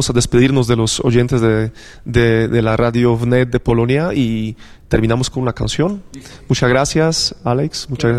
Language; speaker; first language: Spanish; non-native, fluent; Polish